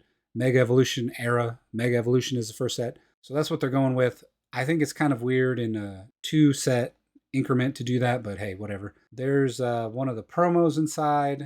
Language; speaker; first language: English; native; English